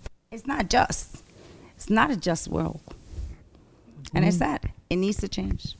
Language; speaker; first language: English; early bilingual, other home language; Spanish